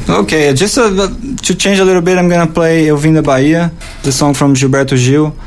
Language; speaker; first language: English; non-native, fluent; Portuguese